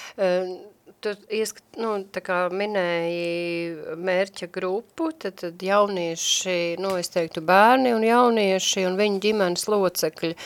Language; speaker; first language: Latvian; native; Latvian